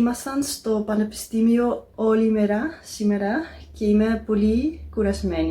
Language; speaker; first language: Greek; non-native, fluent; Dutch